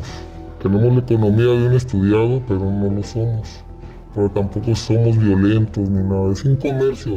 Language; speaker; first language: Spanish; native; Spanish